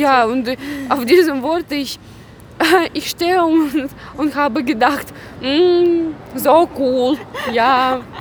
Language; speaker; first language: German; non-native, learner; Russian